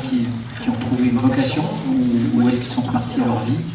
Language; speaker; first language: French; native; French